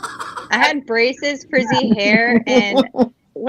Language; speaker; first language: English; native; English